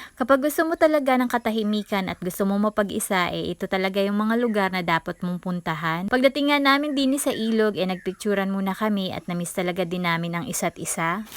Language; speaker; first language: Filipino; native; Filipino